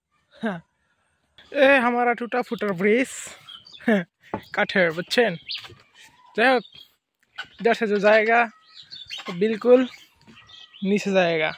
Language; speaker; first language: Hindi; non-native, fluent; Bangla